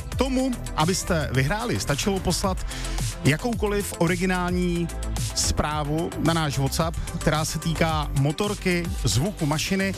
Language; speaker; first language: Czech; native; Czech